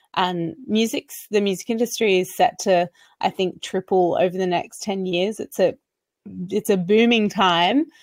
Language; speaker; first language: English; native; English